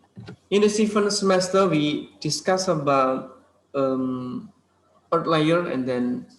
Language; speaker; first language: English; non-native, learner; Indonesian